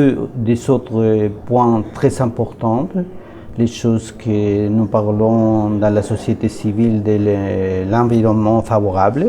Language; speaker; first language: French; non-native, learner; Spanish